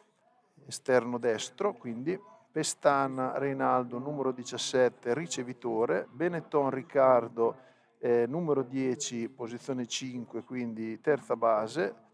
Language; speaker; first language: Italian; native; Italian